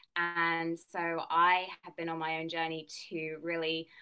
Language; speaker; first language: English; native; English